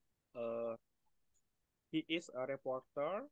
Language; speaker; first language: English; non-native, learner; Indonesian